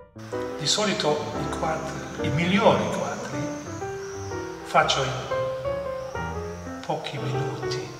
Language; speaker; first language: Italian; non-native, fluent; German